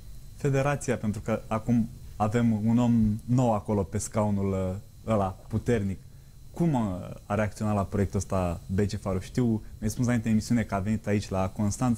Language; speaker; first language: Romanian; native; Romanian